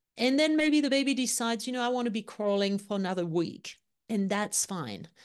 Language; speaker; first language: English; non-native, fluent; French